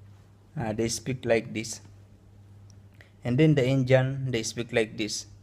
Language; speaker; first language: English; non-native, local second language; Filipino